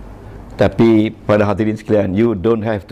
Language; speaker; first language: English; non-native, local second language; Malay